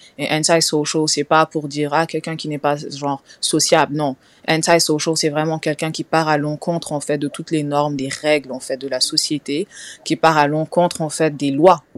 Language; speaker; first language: French; non-native, local second language; Wolof